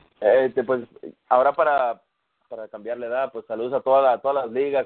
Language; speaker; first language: Spanish; early bilingual, heritage; Spanish